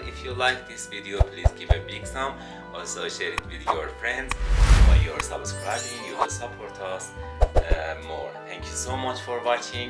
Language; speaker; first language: English; non-native, learner; Azerbaijani